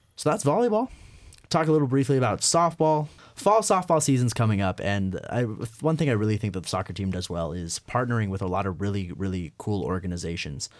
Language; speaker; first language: English; native; English